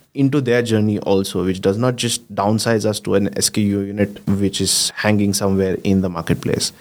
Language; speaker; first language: English; non-native, local second language; Gujarati